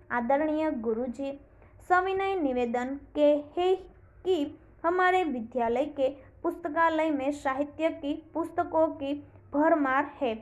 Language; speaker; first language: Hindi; non-native, local second language; Gujarati